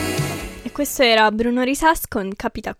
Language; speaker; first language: Italian; native; Italian